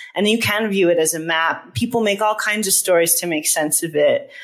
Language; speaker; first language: English; native; English